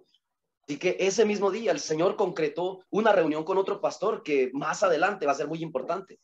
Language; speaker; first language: Spanish; native; Spanish